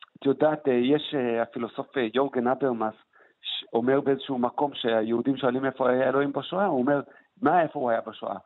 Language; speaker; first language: Hebrew; native; Hebrew